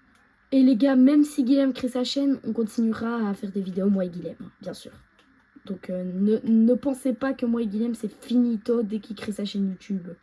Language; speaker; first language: French; native; French